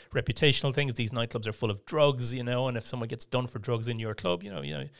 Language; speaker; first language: English; native; English